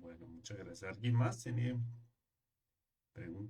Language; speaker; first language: Spanish; native; Spanish